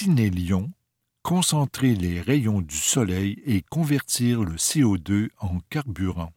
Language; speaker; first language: French; native; French